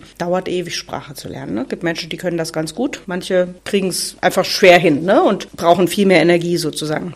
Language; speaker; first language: German; native; German